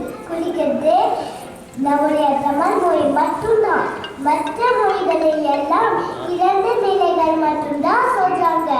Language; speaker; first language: Tamil; early bilingual, heritage; Tamil